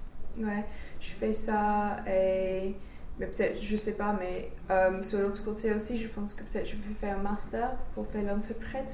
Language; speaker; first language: French; non-native, fluent; English